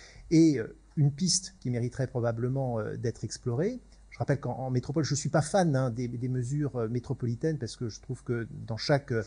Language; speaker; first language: French; native; French